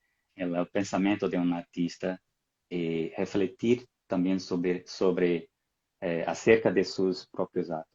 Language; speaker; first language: Spanish; non-native, fluent; Portuguese